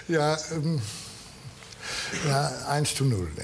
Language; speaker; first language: German; non-native, learner; Dutch